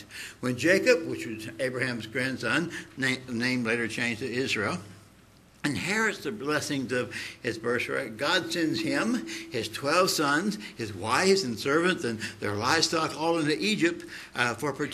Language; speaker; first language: English; native; English